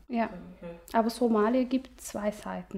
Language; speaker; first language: German; non-native, learner; Somali